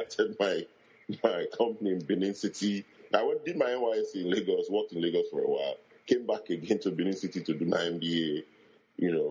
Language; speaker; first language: English; non-native, local second language; Bini